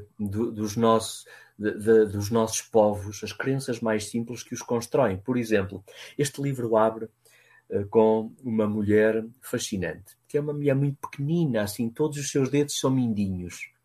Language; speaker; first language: Portuguese; native; Portuguese